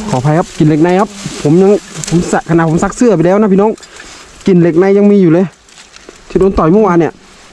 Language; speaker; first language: Thai; native; Thai